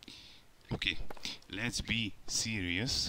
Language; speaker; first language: English; non-native, learner; Hungarian